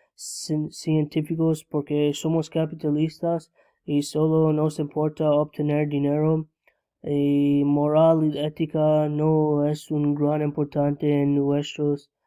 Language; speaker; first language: Spanish; non-native, learner; English